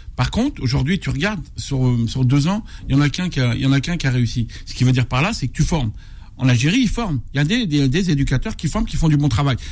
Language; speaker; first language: French; non-native, local second language; Arabic